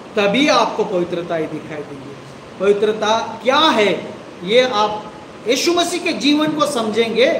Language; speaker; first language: Hindi; non-native, local second language; Marathi